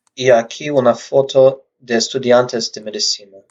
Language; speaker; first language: Spanish; non-native, learner; English